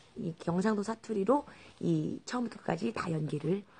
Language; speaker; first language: Korean; native; Korean